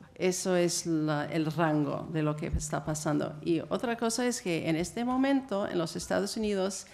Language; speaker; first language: Spanish; non-native, fluent; English